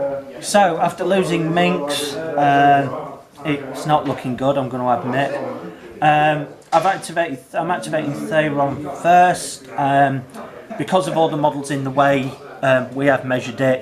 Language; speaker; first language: English; native; English